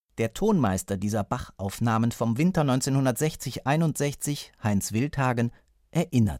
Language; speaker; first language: German; native; German